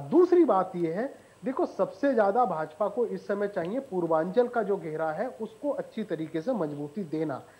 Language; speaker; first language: Hindi; native; Hindi